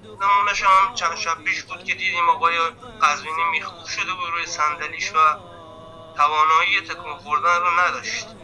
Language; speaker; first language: Persian; non-native, local second language; Baluchi